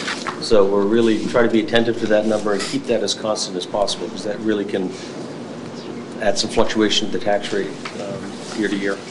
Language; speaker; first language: English; native; English